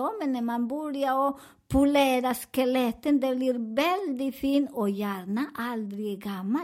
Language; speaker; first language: Swedish; non-native, learner; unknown